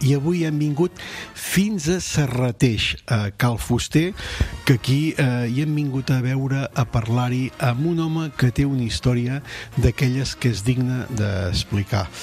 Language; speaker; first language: Catalan; native; Catalan